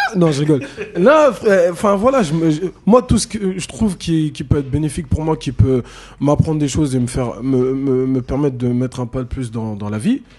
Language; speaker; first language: French; native; French